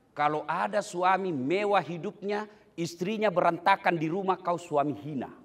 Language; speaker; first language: Indonesian; non-native, local second language; Buginese